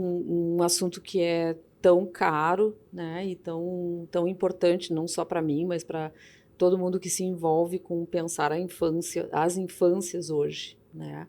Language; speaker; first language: Portuguese; native; Portuguese